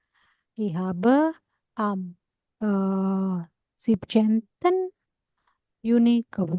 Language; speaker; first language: German; non-native, fluent; Indonesian